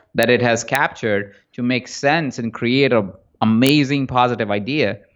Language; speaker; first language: English; non-native, local second language; Hindi